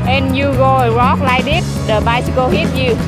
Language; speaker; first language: English; non-native, learner; Vietnamese